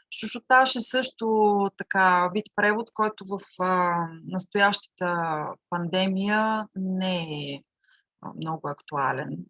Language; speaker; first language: Bulgarian; native; Bulgarian